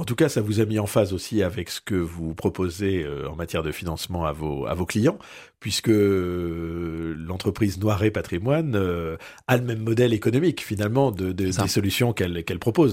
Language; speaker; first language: French; native; French